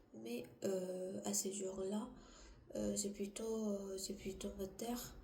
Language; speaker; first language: French; non-native, learner; Korean